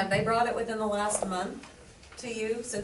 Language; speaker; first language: English; native; English